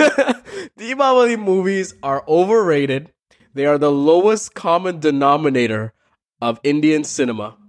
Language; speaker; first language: English; native; English